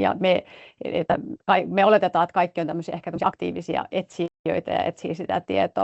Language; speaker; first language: Finnish; native; Finnish